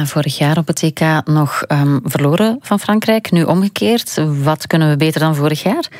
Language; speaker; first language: Dutch; native; Dutch